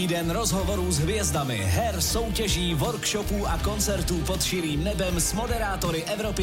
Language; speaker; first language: Czech; native; Czech